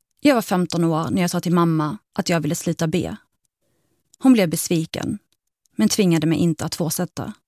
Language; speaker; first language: Swedish; early bilingual, other home language; Arabic